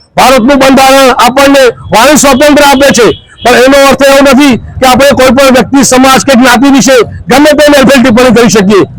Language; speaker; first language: Gujarati; non-native, local second language; Sindhi